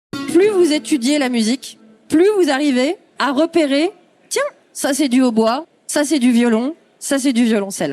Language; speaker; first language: French; native; French